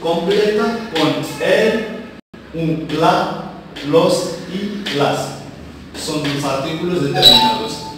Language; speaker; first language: Spanish; non-native, fluent; Arabic